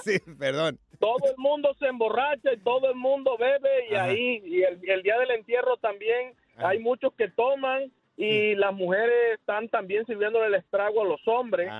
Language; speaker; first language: Spanish; native; Spanish